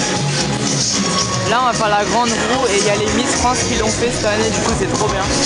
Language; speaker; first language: French; native; French